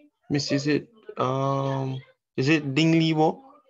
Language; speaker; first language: English; native; English